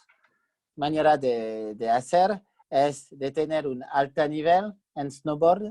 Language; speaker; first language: Spanish; non-native, fluent; French